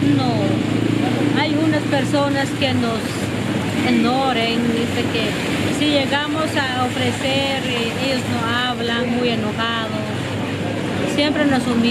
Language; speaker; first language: Spanish; non-native, local second language; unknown